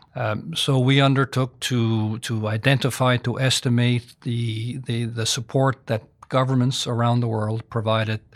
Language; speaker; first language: English; native; English